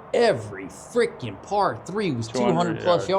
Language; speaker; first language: English; native; English